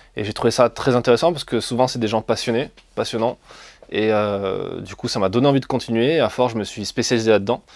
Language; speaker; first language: French; native; French